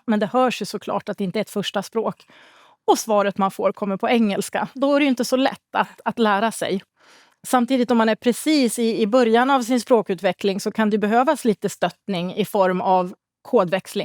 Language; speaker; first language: Swedish; native; Swedish